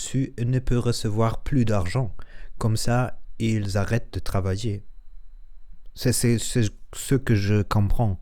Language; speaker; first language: French; non-native, learner; Spanish